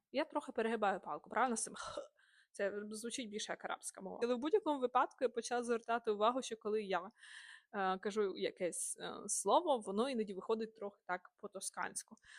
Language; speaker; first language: Ukrainian; native; Ukrainian